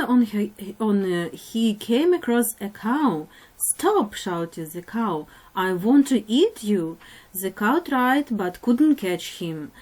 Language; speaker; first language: English; non-native, fluent; Ukrainian